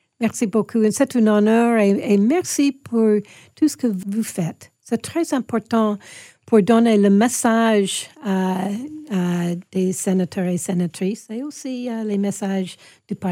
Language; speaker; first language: French; non-native, fluent; English